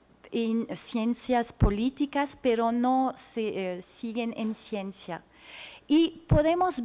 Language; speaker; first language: Spanish; non-native, learner; French